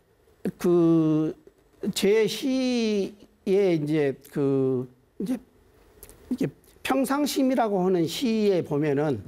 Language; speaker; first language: Korean; native; Korean